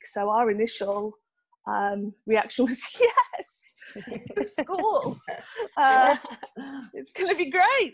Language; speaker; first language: English; native; English